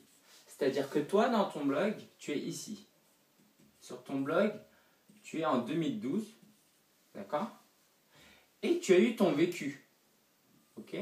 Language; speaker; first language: French; native; French